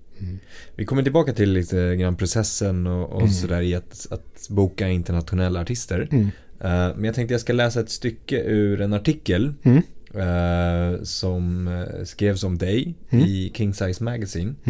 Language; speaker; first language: Swedish; native; Swedish